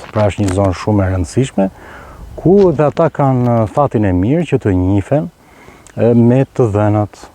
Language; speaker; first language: Albanian; native; Albanian